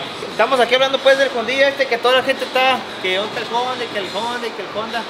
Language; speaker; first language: Spanish; early bilingual, heritage; Spanish